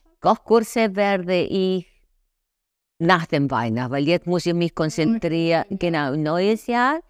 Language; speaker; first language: German; non-native, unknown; Spanish